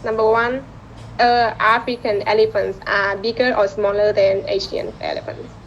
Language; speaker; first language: English; non-native, learner; Vietnamese